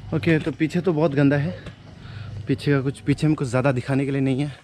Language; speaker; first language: Hindi; non-native, local second language; Adi